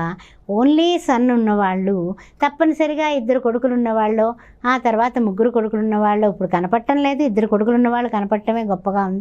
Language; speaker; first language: Telugu; native; Telugu